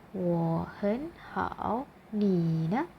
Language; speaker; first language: Chinese; non-native, fluent; Malay